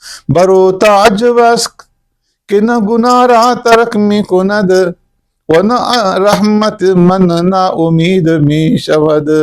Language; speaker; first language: Persian; non-native, fluent; Urdu